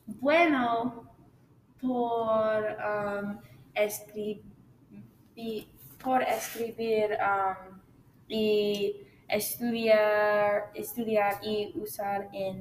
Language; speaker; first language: Spanish; non-native, learner; English